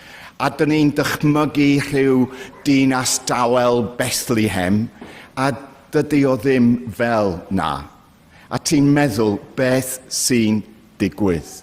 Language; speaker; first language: Welsh; non-native, fluent; English